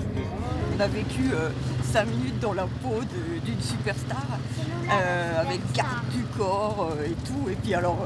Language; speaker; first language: French; native; French